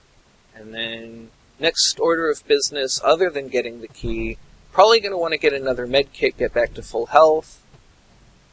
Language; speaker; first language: English; native; English